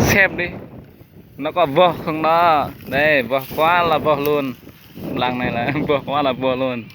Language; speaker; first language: Vietnamese; non-native, local second language; Jarai